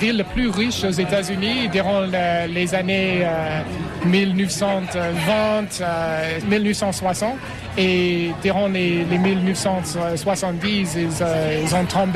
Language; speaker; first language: French; non-native, fluent; English